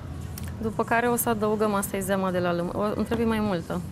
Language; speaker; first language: Romanian; native; Romanian